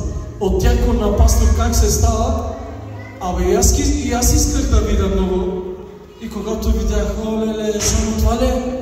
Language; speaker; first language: Bulgarian; non-native, local second language; Turkish